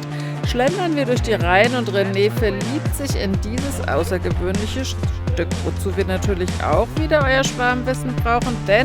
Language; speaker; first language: German; native; German